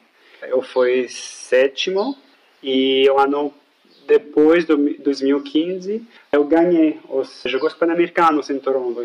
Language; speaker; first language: Portuguese; non-native, fluent; French